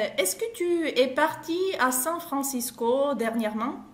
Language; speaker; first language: French; non-native, fluent; Russian